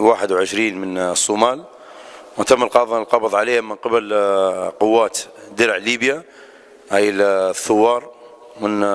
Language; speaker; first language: Arabic; native; Arabic